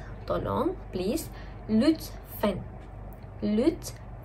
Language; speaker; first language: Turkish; non-native, fluent; Malay